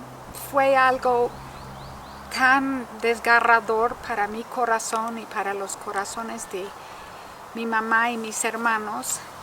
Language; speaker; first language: Spanish; non-native, fluent; English